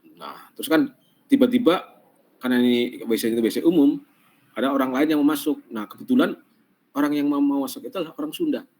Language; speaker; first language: Indonesian; non-native, local second language; Javanese